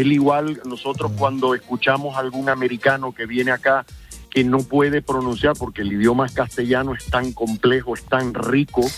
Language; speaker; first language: Spanish; early bilingual, heritage; Spanish